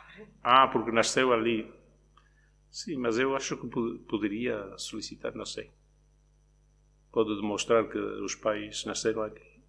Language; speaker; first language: Portuguese; non-native, local second language; Spanish